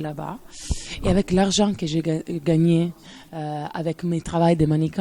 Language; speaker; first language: French; non-native, fluent; Italian